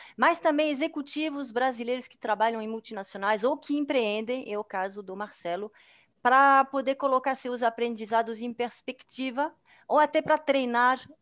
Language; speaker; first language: Portuguese; non-native, fluent; French